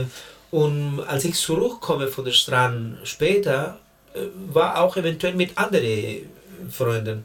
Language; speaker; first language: German; non-native, learner; Spanish